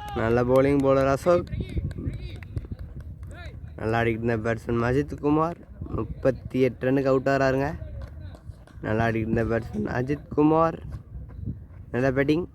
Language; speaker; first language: Tamil; native; Tamil